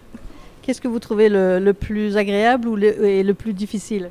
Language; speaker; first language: French; native; French